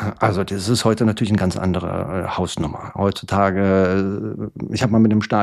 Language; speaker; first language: German; native; German